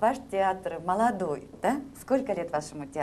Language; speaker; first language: Russian; native; Russian